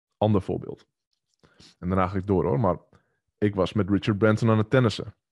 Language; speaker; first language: Dutch; native; Dutch